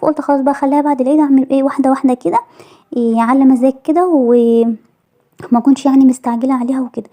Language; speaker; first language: Arabic; native; Arabic